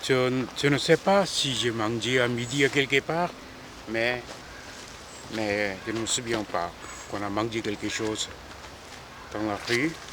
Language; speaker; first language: French; non-native, fluent; Korean